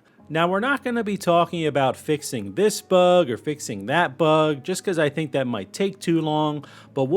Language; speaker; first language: English; native; English